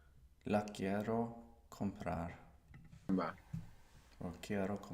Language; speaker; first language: Spanish; non-native, learner; English